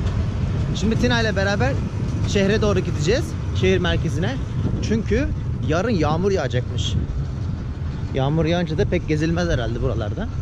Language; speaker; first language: Turkish; native; Turkish